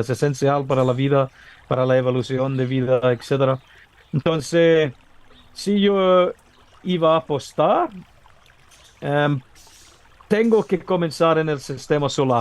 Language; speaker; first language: Spanish; non-native, learner; English